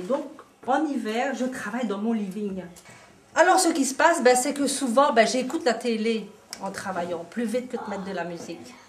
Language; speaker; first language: French; native; French